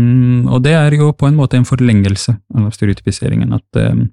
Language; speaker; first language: Norwegian; non-native, fluent; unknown